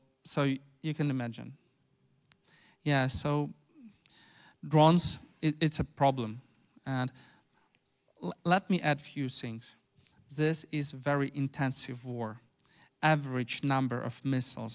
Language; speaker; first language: English; non-native, fluent; Ukrainian